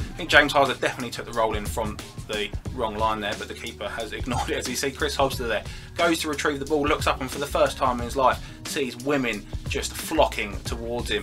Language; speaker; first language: English; native; English